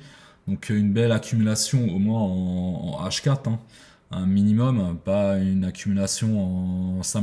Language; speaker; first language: French; native; French